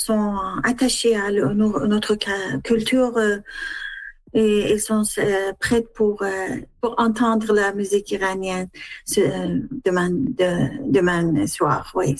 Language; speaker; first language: French; non-native, learner; Persian